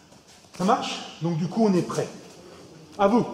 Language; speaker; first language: French; native; French